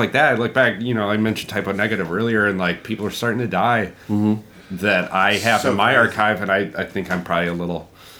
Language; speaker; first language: English; native; English